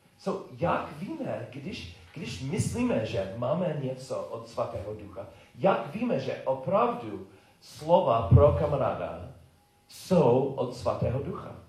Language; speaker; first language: Czech; non-native, learner; English